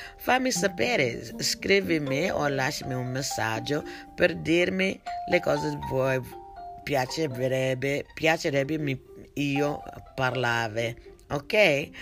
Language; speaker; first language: Italian; non-native, learner; English